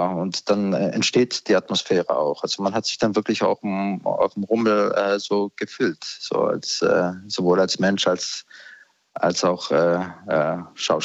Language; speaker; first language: German; early bilingual, other home language; Croatian